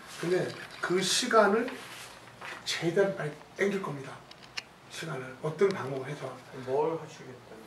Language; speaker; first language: Korean; native; Korean